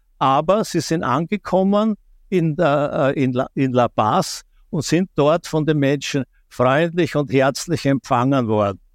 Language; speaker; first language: German; native; German